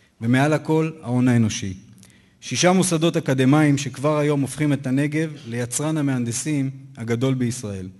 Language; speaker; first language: Hebrew; native; Hebrew